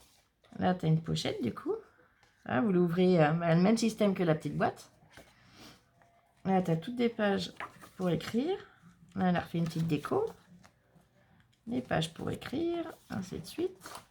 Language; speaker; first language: French; native; French